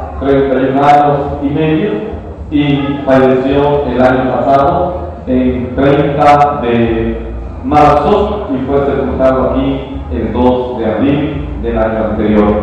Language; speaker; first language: Spanish; native; Spanish